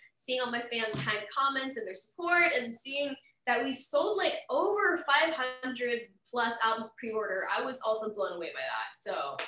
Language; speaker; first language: English; native; English